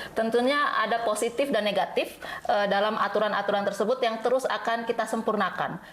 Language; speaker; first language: Indonesian; native; Indonesian